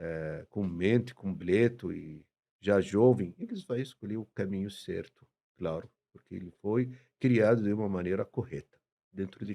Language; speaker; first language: Portuguese; non-native, fluent; Arabic